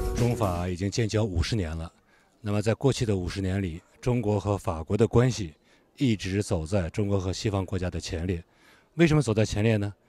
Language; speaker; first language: Chinese; native; Chinese